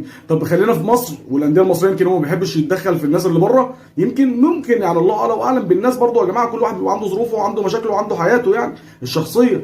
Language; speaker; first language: Arabic; native; Arabic